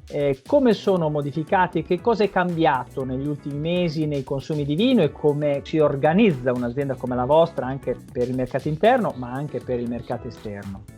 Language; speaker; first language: Italian; native; Italian